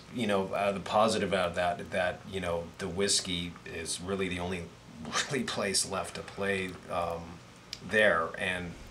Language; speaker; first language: English; native; English